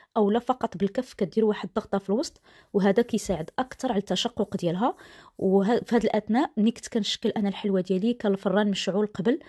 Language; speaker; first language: Arabic; native; Arabic